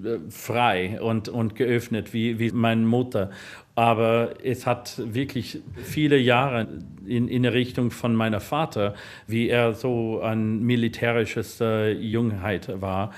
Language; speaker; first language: German; non-native, fluent; English